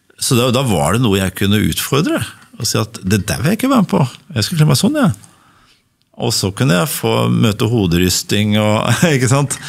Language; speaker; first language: Norwegian; native; Norwegian